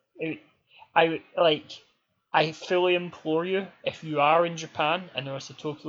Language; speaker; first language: English; native; English